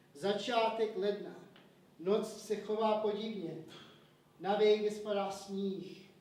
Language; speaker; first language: Czech; early bilingual, heritage; Czech